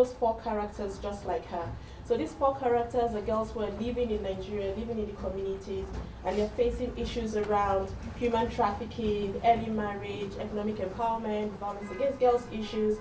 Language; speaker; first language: English; non-native, local second language; Hausa